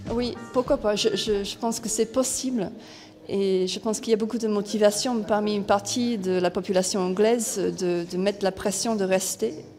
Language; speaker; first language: French; non-native, fluent; English